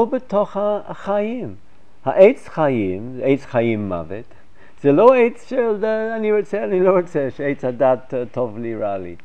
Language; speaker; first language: Hebrew; non-native, fluent; English